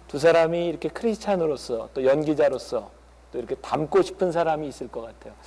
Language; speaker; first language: Korean; native; Korean